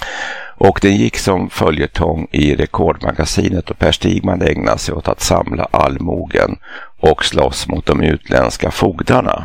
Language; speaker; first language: Swedish; native; Swedish